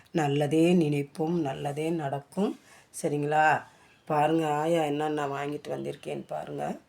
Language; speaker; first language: Tamil; native; Tamil